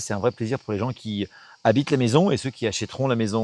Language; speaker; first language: French; native; French